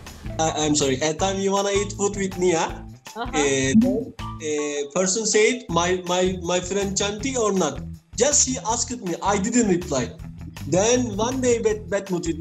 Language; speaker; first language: English; non-native, learner; Turkish